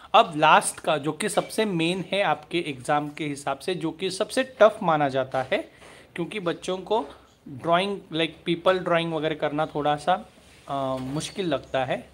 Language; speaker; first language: Hindi; non-native, local second language; Marathi